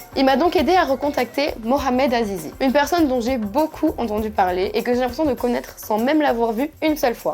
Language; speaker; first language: French; native; French